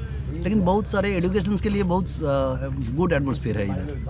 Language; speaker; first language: Hindi; non-native, local second language; Bangla